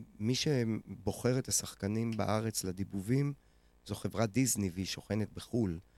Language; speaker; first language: Hebrew; native; Hebrew